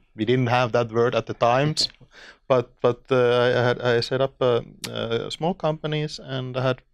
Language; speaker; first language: English; non-native, fluent; Finnish